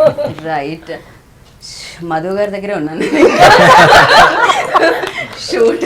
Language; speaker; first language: Telugu; native; Telugu